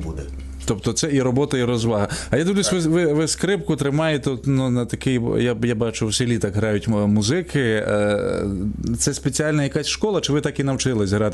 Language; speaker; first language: Ukrainian; native; Ukrainian